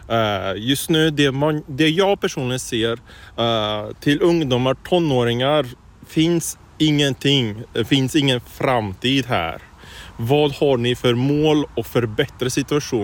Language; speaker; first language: Swedish; non-native, learner; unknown